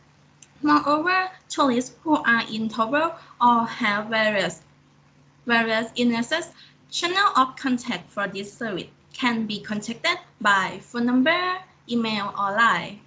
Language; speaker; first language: English; non-native, fluent; Thai